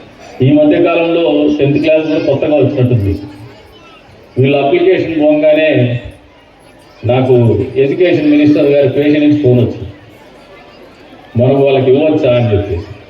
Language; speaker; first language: Telugu; native; Telugu